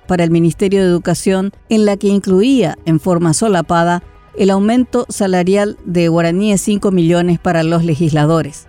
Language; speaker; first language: Spanish; native; Spanish